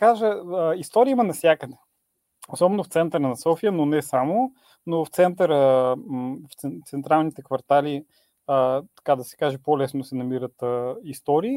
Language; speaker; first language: Bulgarian; native; Bulgarian